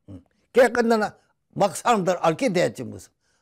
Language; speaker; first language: Korean; early bilingual, heritage; Korean